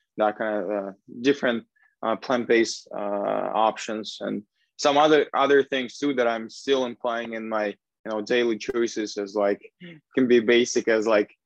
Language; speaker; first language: English; non-native, fluent; Russian